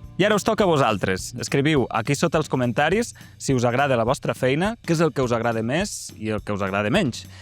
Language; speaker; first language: Catalan; native; Catalan